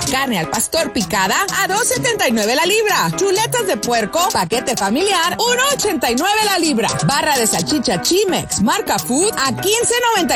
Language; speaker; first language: Spanish; native; Spanish